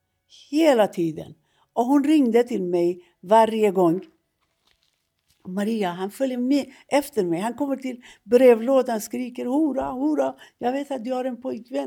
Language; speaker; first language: Swedish; non-native, fluent; Persian